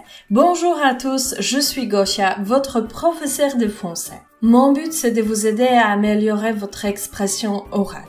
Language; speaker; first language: French; non-native, fluent; Polish